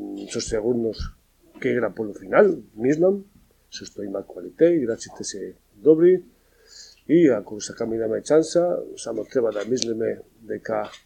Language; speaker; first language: Macedonian; non-native, learner; Spanish